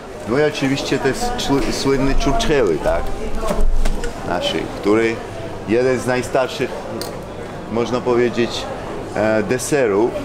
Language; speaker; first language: Polish; non-native, fluent; Georgian